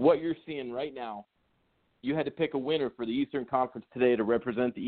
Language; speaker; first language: English; native; English